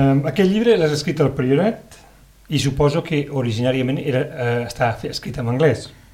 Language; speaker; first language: Catalan; native; Catalan